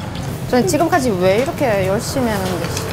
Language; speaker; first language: Korean; non-native, learner; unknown